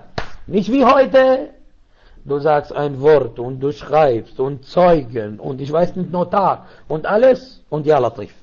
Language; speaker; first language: German; non-native, fluent; Arabic